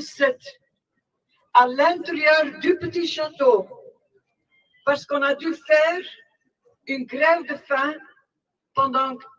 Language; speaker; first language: French; non-native, local second language; Dutch